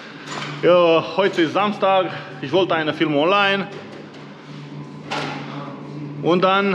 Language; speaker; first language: German; non-native, learner; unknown